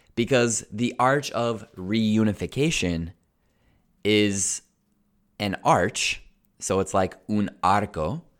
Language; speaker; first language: English; native; English